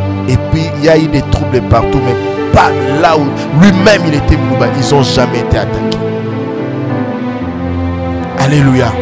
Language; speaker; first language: French; non-native, local second language; Lingala